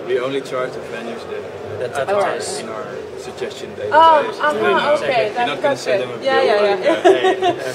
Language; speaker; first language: English; non-native, fluent; Dutch